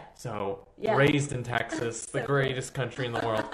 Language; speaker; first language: English; early bilingual, other home language; Spanish